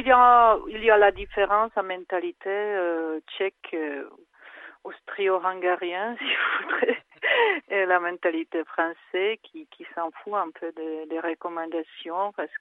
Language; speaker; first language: French; non-native, fluent; Czech